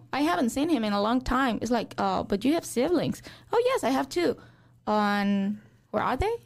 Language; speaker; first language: English; non-native, fluent; Spanish